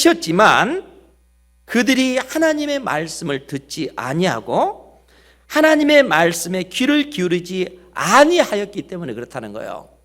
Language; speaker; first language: Korean; native; Korean